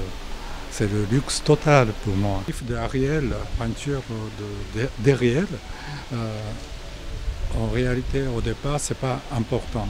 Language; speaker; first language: French; non-native, fluent; Japanese